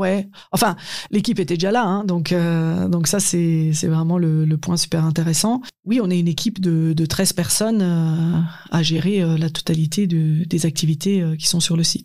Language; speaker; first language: French; native; French